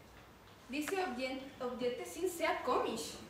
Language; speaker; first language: German; non-native, learner; Spanish